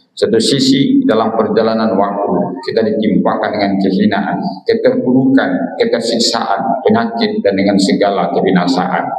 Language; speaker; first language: Malay; non-native, local second language; Minangkabau